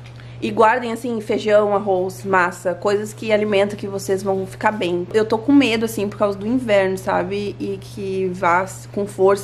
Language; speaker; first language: Portuguese; native; Portuguese